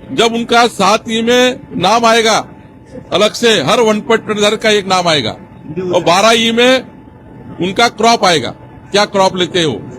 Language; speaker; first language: Hindi; non-native, local second language; Marathi